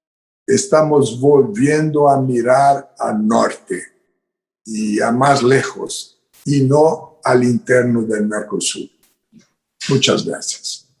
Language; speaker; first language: Spanish; non-native, fluent; Portuguese